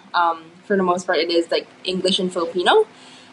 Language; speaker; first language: English; non-native, local second language; Filipino